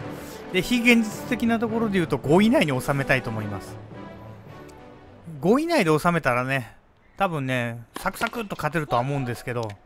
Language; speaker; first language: Japanese; native; Japanese